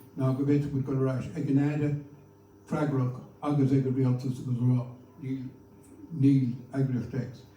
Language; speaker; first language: Irish; native; Irish